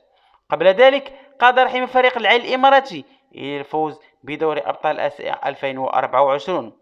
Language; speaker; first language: Arabic; native; Arabic